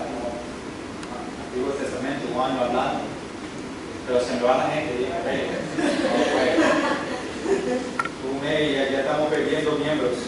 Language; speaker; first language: Spanish; early bilingual, heritage; English